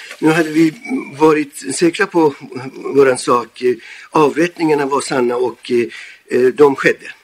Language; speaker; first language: Swedish; non-native, fluent; Persian